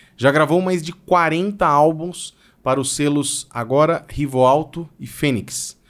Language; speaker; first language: Portuguese; native; Portuguese